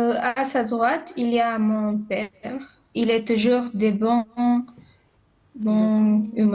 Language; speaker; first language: French; non-native, learner; Romanian